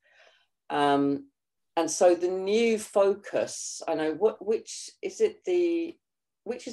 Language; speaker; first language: English; native; English